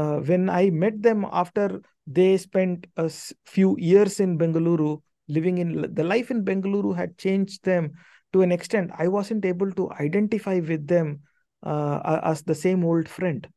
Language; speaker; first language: English; non-native, local second language; Tamil